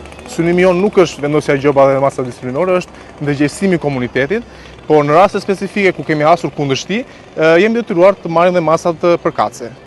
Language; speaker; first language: Albanian; native; Albanian